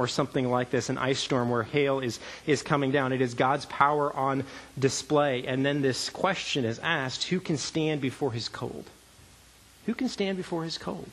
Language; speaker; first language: English; native; English